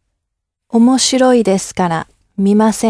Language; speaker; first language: Japanese; non-native, learner; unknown